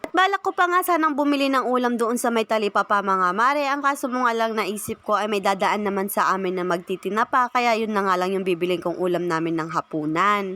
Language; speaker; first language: Filipino; native; Filipino